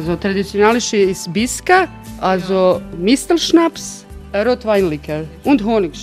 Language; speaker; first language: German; non-native, learner; Croatian